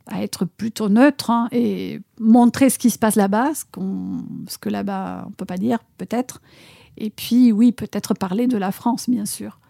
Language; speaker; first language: French; non-native, fluent; Spanish